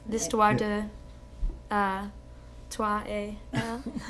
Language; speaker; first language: French; non-native, learner; English